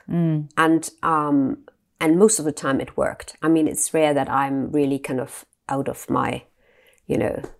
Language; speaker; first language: English; non-native, fluent; German